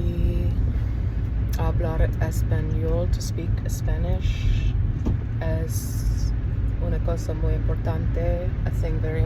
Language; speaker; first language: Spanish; non-native, learner; English